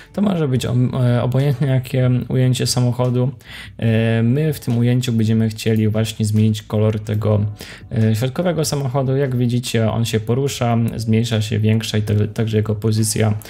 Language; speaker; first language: Polish; native; Polish